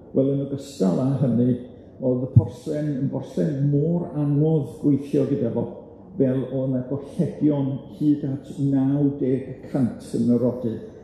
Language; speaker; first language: Welsh; native; Welsh